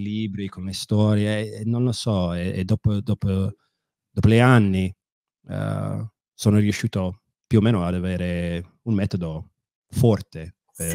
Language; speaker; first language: Italian; non-native, fluent; English